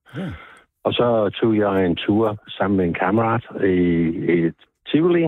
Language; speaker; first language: Danish; non-native, fluent; English